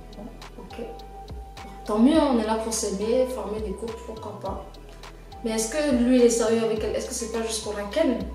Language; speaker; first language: French; native; French